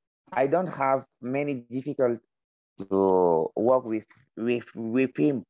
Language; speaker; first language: English; non-native, learner; Arabic